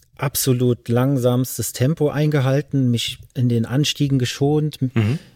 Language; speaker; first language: German; native; German